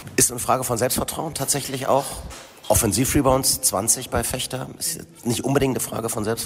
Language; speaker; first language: German; native; German